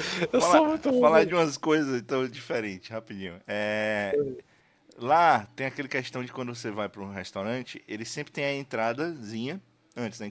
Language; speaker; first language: Portuguese; native; Portuguese